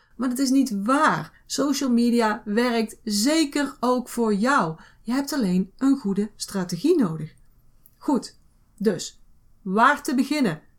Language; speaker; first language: Dutch; native; Dutch